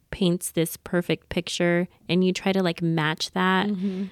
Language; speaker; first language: English; native; English